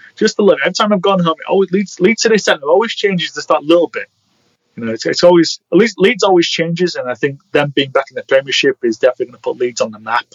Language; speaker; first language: English; native; English